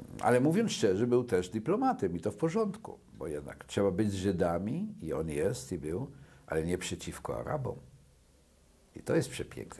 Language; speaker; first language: Polish; early bilingual, other home language; Yiddish